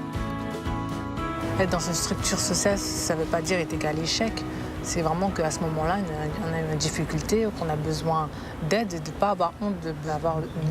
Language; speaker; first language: French; native; French